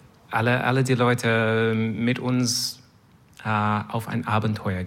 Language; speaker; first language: German; non-native, learner; English